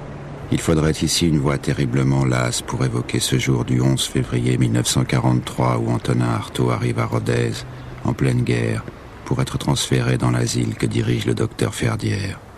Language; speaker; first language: French; native; French